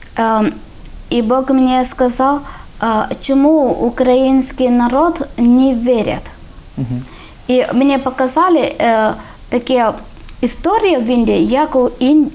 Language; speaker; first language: Ukrainian; non-native, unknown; Malayalam